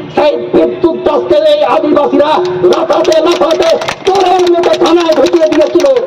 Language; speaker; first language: Bangla; non-native, local second language; Santali